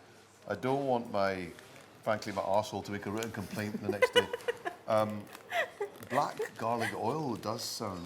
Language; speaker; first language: English; early bilingual, other home language; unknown